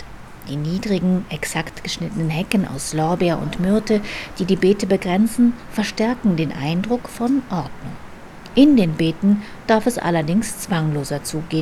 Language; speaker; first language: German; native; German